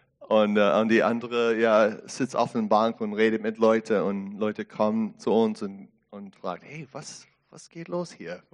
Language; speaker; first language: German; non-native, learner; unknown